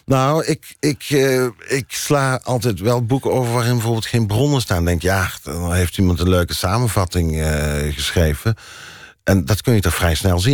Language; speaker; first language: Dutch; native; Dutch